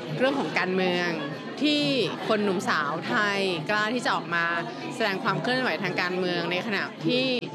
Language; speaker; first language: Thai; native; Thai